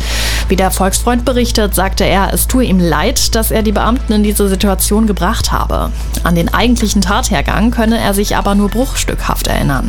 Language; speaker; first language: German; native; German